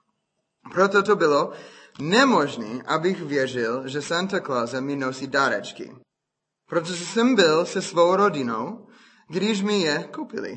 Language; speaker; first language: Czech; non-native, fluent; English